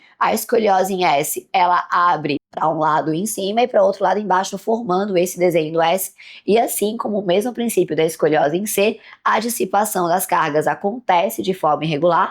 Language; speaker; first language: Portuguese; native; Portuguese